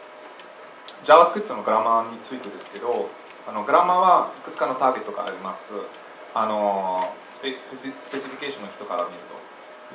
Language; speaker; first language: Japanese; non-native, fluent; English